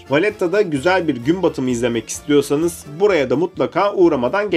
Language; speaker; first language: Turkish; native; Turkish